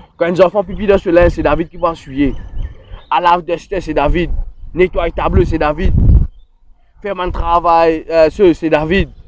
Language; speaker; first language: French; non-native, local second language; Morisyen